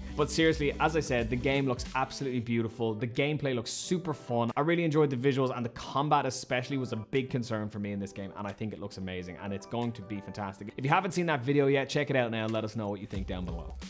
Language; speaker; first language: English; native; English